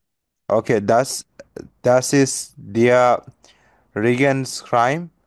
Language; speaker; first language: German; non-native, learner; Bangla